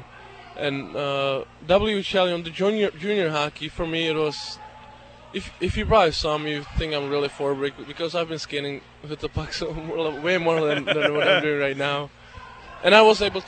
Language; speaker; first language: English; non-native, fluent; Czech